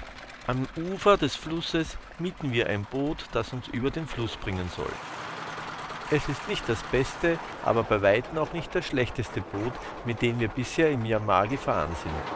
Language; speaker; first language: German; native; German